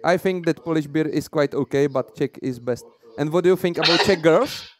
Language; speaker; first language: English; non-native, fluent; Czech